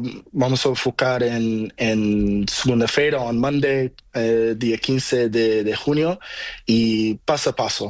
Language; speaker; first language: Spanish; non-native, learner; Portuguese